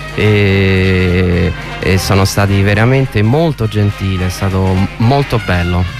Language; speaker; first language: Italian; native; Italian